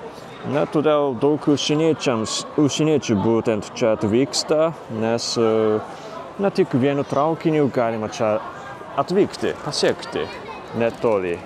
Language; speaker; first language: Lithuanian; non-native, fluent; Japanese